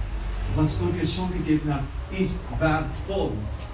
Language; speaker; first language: German; non-native, fluent; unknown